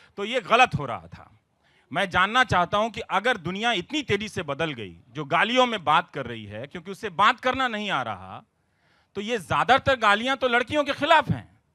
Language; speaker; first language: Hindi; non-native, local second language; Bhojpuri